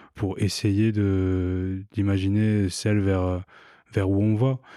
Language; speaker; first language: French; native; French